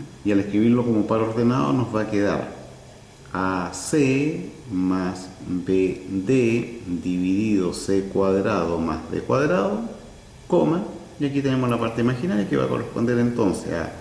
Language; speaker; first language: Spanish; native; Spanish